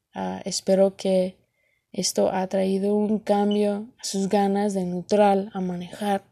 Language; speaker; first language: Spanish; early bilingual, heritage; Spanish